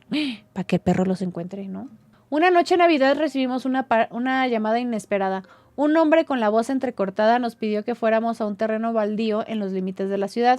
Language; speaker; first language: Spanish; native; Spanish